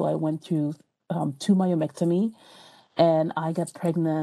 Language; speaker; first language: English; non-native, fluent; French